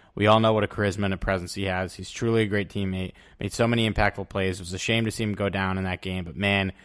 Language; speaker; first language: English; native; English